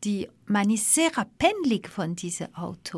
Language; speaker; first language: German; non-native, learner; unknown